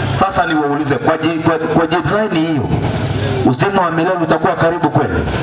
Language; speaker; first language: Swahili; non-native, local second language; Gusii